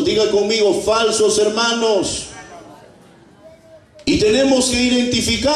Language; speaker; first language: Spanish; native; Spanish